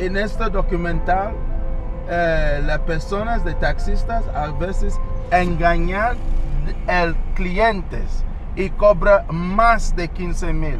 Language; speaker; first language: Spanish; non-native, learner; English